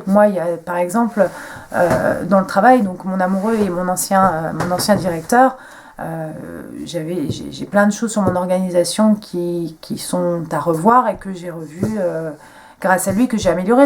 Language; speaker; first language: French; native; French